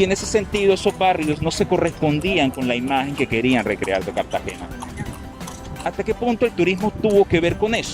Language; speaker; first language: Spanish; native; Spanish